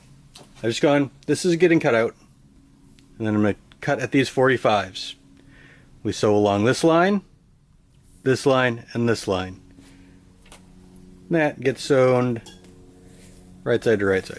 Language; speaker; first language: English; native; English